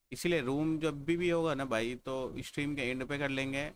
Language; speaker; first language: Hindi; native; Hindi